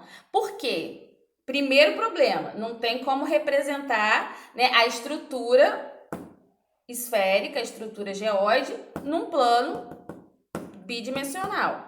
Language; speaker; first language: Portuguese; native; Portuguese